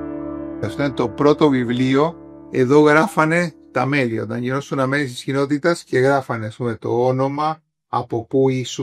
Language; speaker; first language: Greek; early bilingual, heritage; Greek